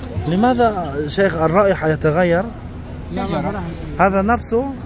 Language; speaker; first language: Arabic; non-native, learner; Tajik